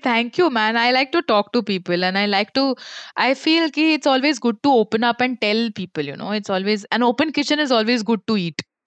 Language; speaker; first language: English; non-native, local second language; Marathi